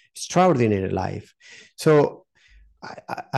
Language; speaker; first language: English; non-native, learner; Spanish